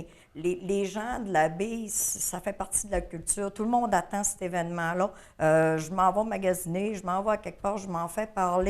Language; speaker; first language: French; native; French